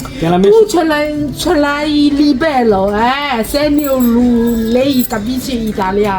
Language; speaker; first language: Italian; non-native, learner; Chinese